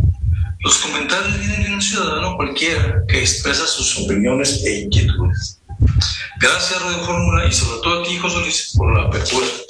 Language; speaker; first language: Spanish; native; Spanish